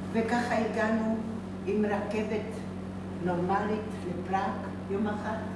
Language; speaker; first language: Hebrew; non-native, fluent; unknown